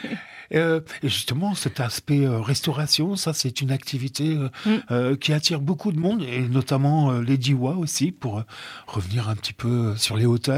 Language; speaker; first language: French; native; French